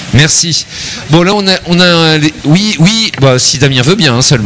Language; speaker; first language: French; native; French